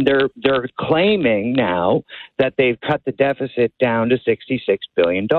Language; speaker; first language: English; native; English